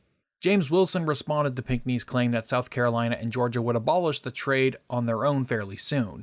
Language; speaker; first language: English; native; English